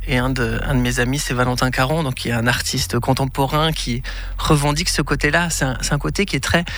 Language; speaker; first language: French; native; French